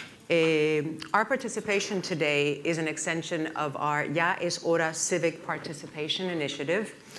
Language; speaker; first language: English; early bilingual, other home language; Spanish